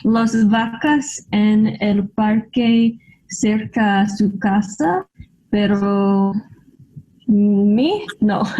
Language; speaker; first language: Spanish; non-native, learner; English